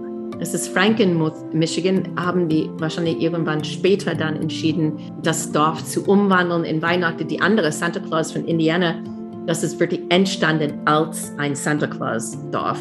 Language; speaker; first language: German; non-native, fluent; English